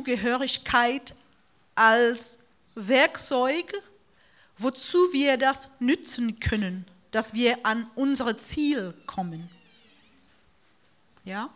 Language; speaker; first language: German; non-native, fluent; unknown